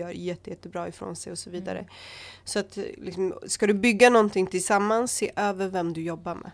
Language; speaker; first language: Swedish; early bilingual, other home language; Kurdish